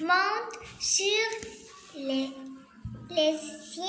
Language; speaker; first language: French; non-native, learner; Arabic